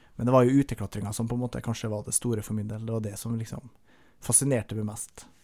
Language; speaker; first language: Norwegian; native; Norwegian